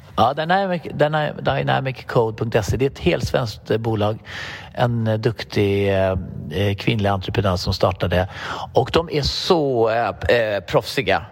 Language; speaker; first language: Swedish; native; Swedish